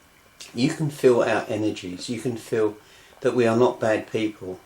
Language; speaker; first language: English; native; English